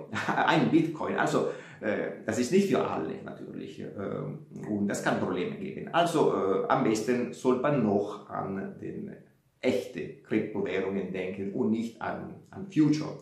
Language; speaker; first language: German; non-native, fluent; Italian